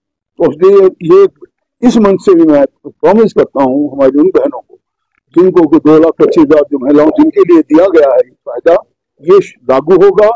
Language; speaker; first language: Hindi; native; Hindi